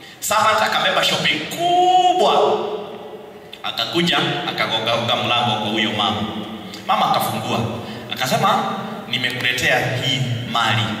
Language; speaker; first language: Swahili; non-native, local second language; Kikuyu